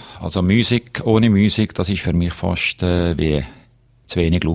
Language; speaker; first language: German; native; German